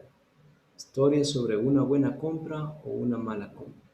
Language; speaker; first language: Spanish; native; Spanish